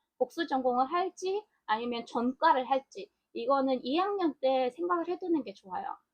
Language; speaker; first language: Korean; non-native, fluent; Mongolian